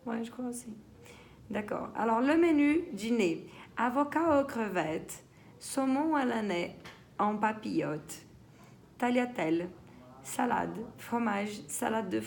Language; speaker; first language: French; non-native, fluent; Portuguese